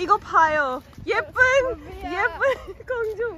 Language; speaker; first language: Korean; non-native, learner; Hindi